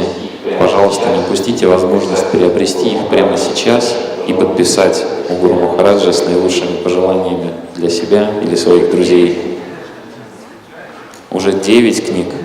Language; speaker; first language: Russian; native; Russian